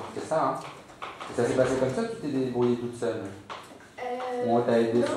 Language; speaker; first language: French; native; French